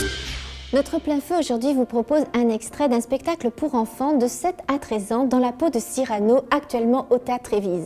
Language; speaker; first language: French; native; French